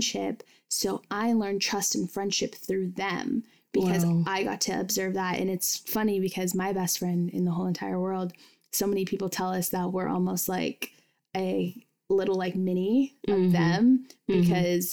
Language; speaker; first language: English; native; English